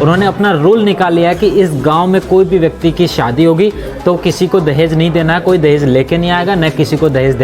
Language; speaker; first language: Hindi; native; Hindi